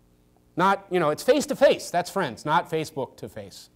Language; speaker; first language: English; native; English